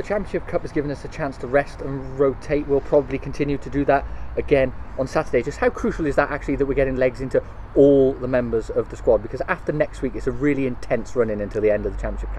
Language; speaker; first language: English; native; English